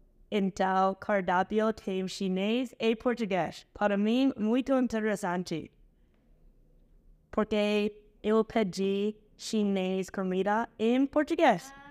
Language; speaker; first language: Portuguese; non-native, learner; English